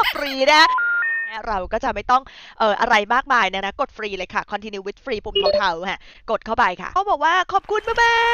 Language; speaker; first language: Thai; native; Thai